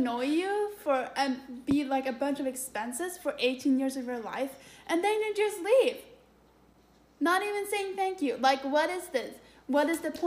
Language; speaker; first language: English; non-native, fluent; Swedish